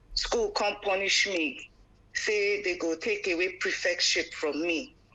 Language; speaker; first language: Nigerian Pidgin; non-native, local second language; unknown